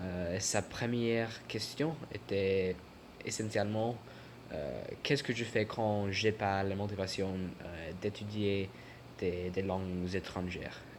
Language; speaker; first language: French; non-native, learner; English